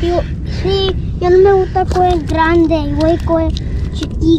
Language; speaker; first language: Spanish; non-native, learner; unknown